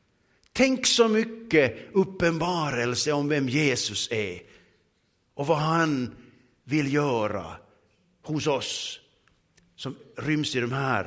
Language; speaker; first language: Swedish; native; Swedish